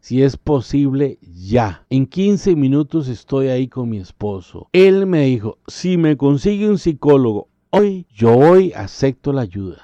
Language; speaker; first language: Spanish; native; Spanish